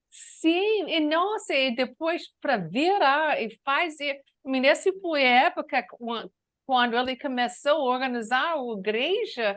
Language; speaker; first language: Portuguese; non-native, learner; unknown